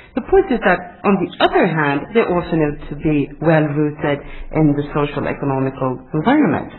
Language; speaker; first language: English; non-native, fluent; Swedish